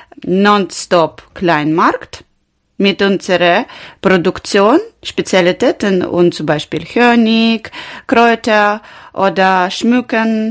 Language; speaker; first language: German; non-native, learner; Ukrainian